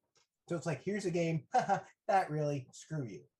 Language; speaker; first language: English; native; English